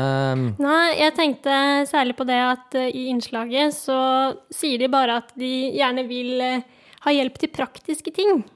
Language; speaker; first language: Norwegian; native; Norwegian